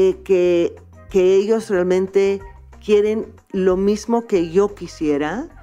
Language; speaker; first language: Spanish; non-native, fluent; English